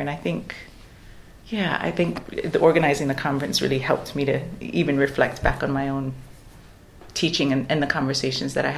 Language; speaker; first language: English; native; English